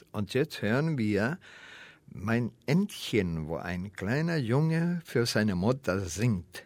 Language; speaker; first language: German; early bilingual, heritage; Spanish